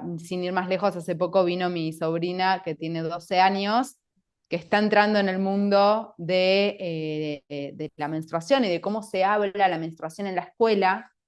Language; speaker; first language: Spanish; native; Spanish